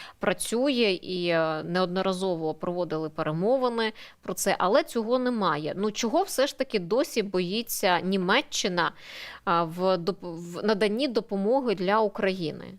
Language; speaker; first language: Ukrainian; native; Ukrainian